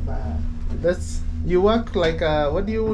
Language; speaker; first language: English; non-native, local second language; Swahili